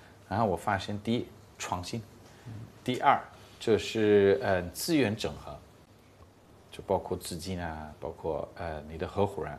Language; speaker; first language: Chinese; non-native, fluent; English